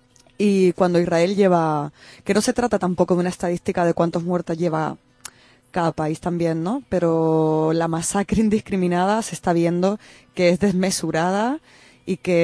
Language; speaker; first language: Spanish; native; Spanish